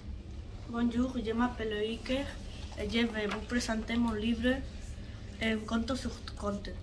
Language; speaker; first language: French; non-native, learner; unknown